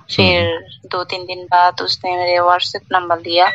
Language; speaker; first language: Hindi; non-native, learner; Bangla